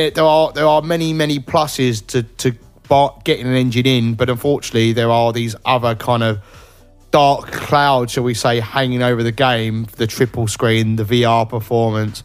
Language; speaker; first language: English; native; English